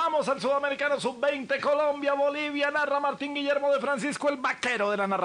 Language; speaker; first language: Spanish; native; Spanish